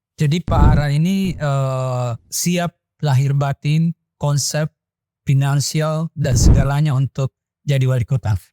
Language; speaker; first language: Indonesian; native; Indonesian